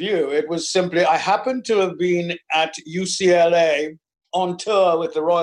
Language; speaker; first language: English; native; English